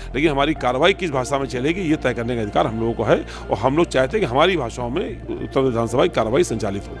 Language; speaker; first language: Hindi; native; Hindi